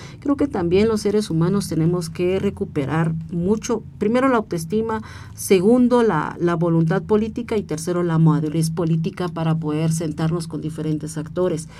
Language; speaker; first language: Spanish; non-native, local second language; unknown